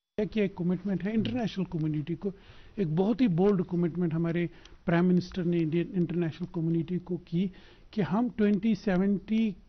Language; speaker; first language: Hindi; non-native, local second language; Kashmiri